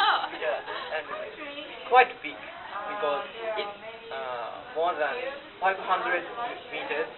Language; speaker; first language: English; non-native, learner; Japanese